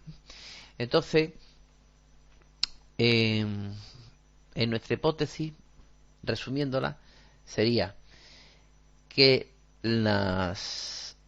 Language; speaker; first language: Spanish; native; Spanish